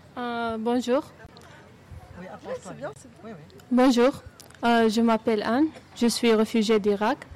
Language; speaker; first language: French; non-native, learner; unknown